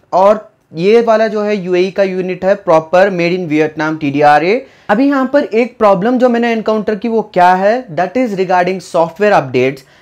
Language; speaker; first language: Hindi; native; Hindi